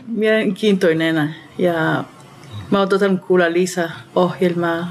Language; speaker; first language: Finnish; non-native, learner; Hebrew